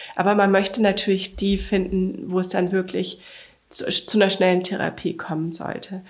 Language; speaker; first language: German; native; German